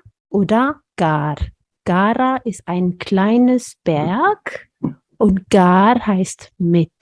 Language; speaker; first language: German; non-native, fluent; Amharic